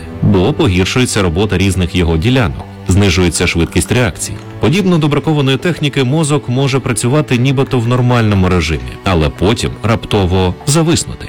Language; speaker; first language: Ukrainian; native; Ukrainian